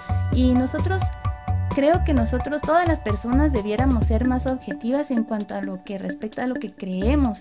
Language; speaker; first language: Spanish; native; Spanish